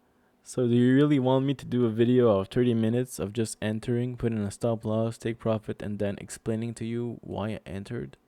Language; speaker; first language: English; non-native, fluent; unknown